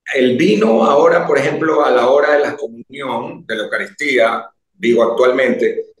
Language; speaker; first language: Spanish; native; Spanish